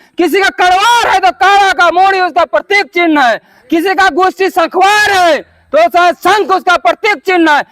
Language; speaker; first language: Hindi; non-native, local second language; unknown